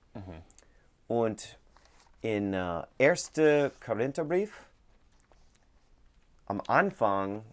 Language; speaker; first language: German; non-native, learner; English